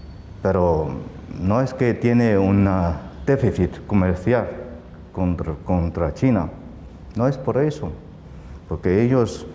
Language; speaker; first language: Spanish; non-native, fluent; Chinese